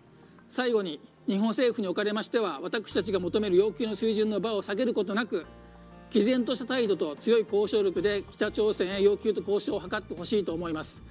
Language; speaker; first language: Japanese; native; Japanese